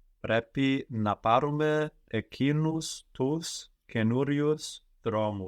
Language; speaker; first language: Greek; non-native, learner; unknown